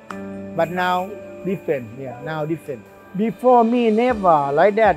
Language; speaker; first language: English; non-native, learner; Thai